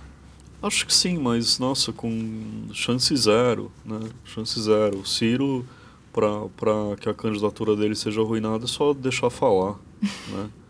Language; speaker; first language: Portuguese; native; Portuguese